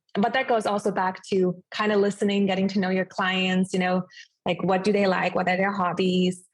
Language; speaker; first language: English; non-native, fluent; German